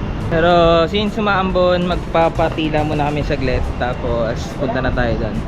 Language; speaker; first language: Filipino; native; Filipino